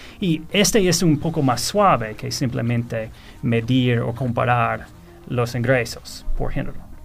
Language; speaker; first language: Spanish; non-native, fluent; English